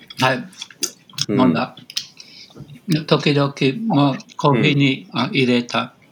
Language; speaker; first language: Japanese; non-native, learner; English